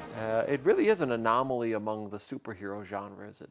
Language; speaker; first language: English; native; English